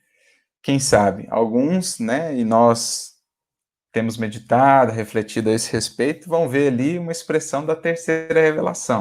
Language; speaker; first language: Portuguese; native; Portuguese